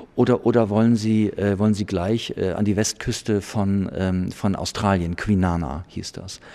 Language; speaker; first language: German; native; German